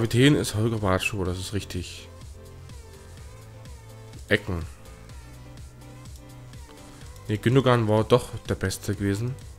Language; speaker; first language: German; native; German